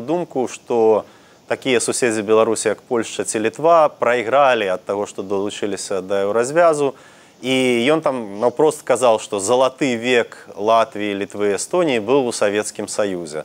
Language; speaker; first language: Belarusian; native; Belarusian